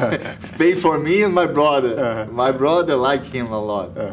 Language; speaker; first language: English; non-native, learner; Portuguese